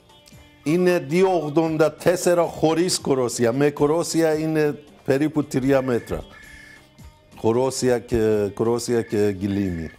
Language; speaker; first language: Greek; non-native, fluent; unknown